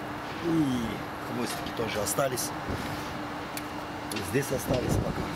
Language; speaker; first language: Russian; non-native, fluent; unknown